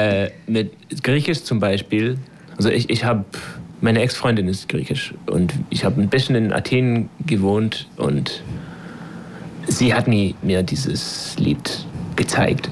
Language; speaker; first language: German; non-native, fluent; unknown